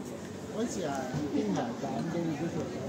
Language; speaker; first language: Chinese; non-native, learner; Filipino